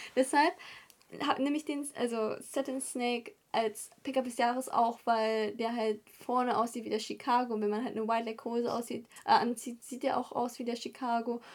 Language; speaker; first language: German; early bilingual, other home language; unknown